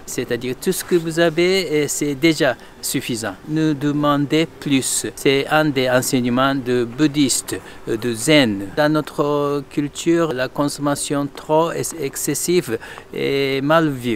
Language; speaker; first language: French; non-native, fluent; Japanese